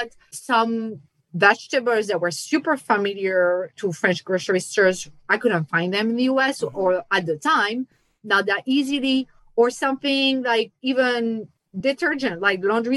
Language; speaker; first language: English; non-native, fluent; French